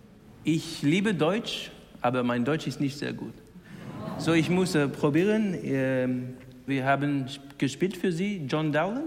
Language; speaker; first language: German; non-native, learner; English